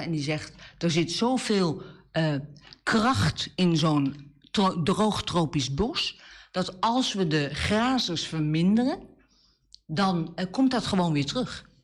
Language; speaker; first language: Dutch; native; Dutch